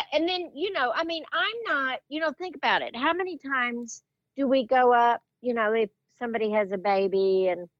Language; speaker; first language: English; native; English